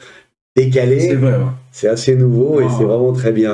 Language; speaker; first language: French; native; French